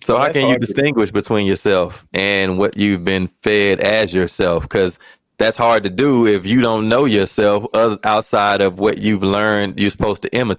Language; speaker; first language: English; native; English